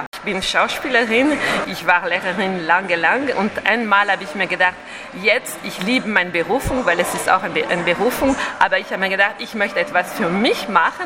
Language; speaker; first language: German; non-native, fluent; French